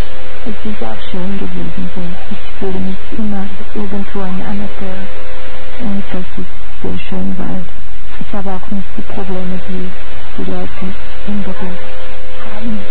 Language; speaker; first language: German; non-native, fluent; Portuguese